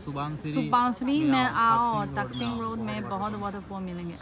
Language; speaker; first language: Hindi; non-native, fluent; Chinese